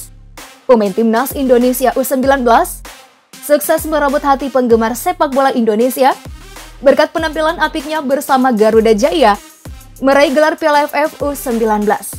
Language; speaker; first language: Indonesian; native; Indonesian